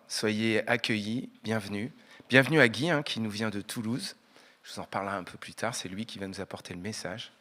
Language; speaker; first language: French; native; French